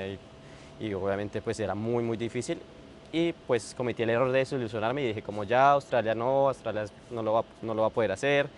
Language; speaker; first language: Spanish; native; Spanish